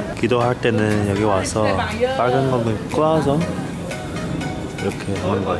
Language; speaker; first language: Korean; non-native, fluent; Chinese